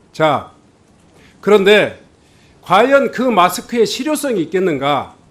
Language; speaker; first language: Korean; native; Korean